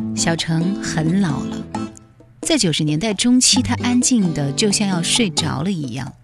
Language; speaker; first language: Chinese; native; Chinese